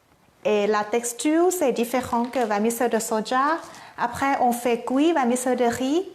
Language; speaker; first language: French; non-native, learner; Thai